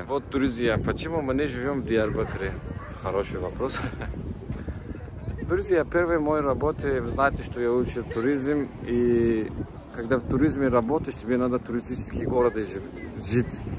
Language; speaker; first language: Russian; non-native, learner; Turkish